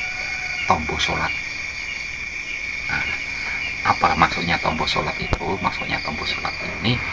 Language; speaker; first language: Indonesian; non-native, local second language; Javanese